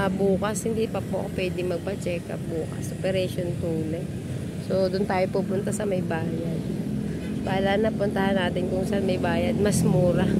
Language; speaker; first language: Filipino; non-native, local second language; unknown